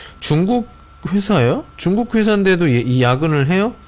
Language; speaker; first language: Korean; native; Korean